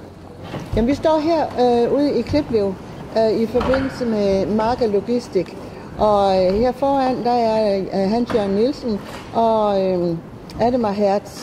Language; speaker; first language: Danish; native; Danish